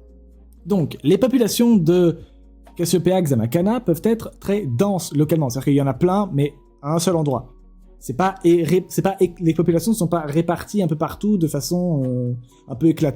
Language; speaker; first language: French; native; French